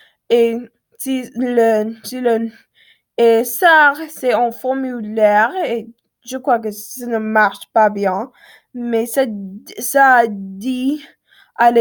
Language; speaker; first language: French; non-native, learner; English